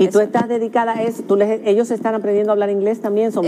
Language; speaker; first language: Spanish; native; Spanish